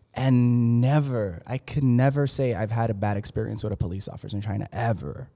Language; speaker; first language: English; early bilingual, other home language; Spanish